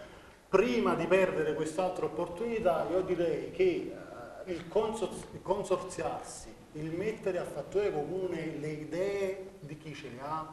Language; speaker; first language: Italian; native; Italian